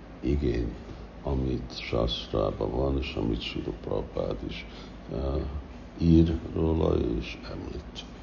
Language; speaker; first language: Hungarian; early bilingual, heritage; Hungarian